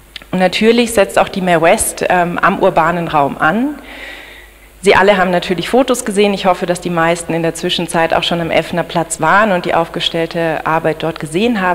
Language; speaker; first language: German; native; German